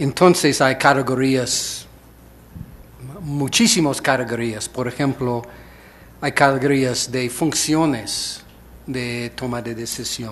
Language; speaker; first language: Spanish; non-native, fluent; English